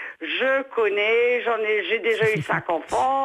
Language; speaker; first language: French; native; French